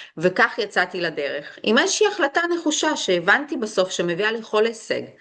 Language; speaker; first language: Hebrew; early bilingual, other home language; Russian